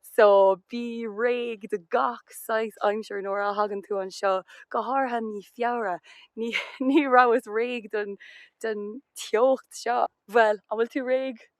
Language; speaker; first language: Irish; non-native, local second language; English